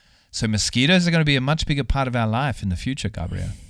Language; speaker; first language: English; native; English